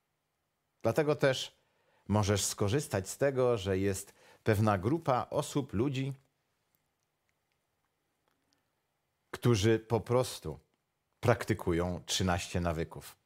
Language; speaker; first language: Polish; native; Polish